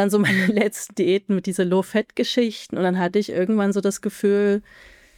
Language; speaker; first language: German; native; German